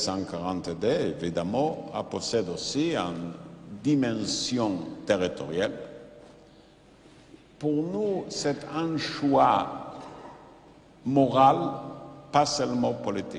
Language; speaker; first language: French; non-native, fluent; Yiddish